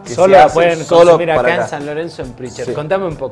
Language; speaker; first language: Spanish; native; Spanish